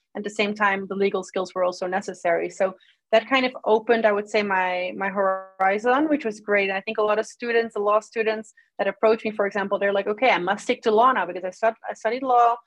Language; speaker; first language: English; non-native, fluent; Dutch